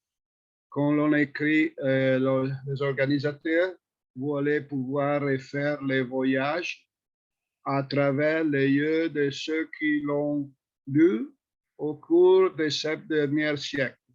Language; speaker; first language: French; non-native, fluent; Italian